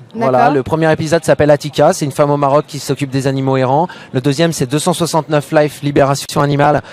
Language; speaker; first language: French; native; French